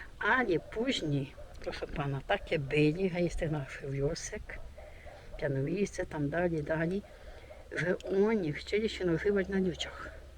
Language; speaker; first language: Polish; early bilingual, heritage; Polish